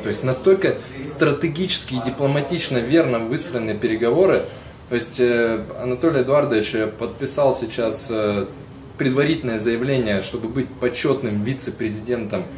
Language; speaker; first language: Russian; native; Russian